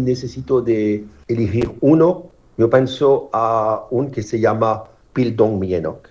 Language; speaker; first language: Spanish; non-native, fluent; Italian